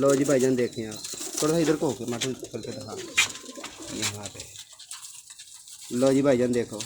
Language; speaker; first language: Hindi; non-native, local second language; Punjabi